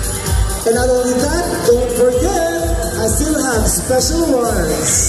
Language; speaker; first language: English; non-native, local second language; Filipino